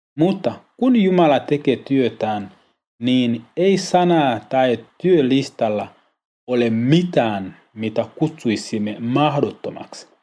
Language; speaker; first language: Finnish; non-native, learner; Swahili